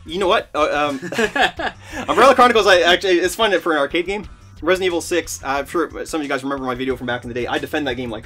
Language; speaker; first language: English; native; English